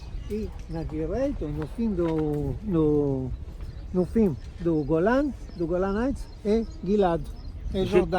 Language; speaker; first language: Portuguese; non-native, learner; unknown